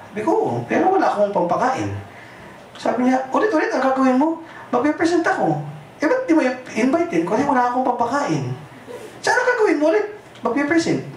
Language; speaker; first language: Filipino; non-native, local second language; Cebuano